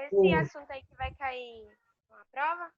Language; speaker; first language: Portuguese; native; Portuguese